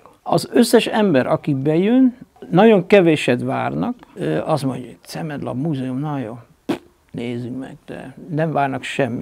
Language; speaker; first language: Hungarian; non-native, fluent; Dutch